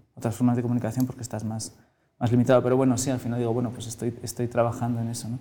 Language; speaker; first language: Spanish; native; Spanish